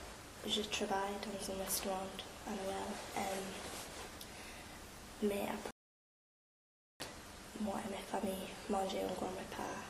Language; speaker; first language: French; non-native, learner; English